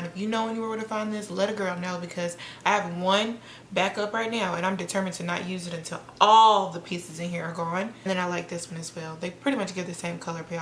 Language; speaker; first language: English; native; English